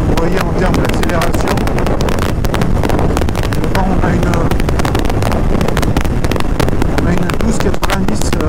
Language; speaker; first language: French; native; French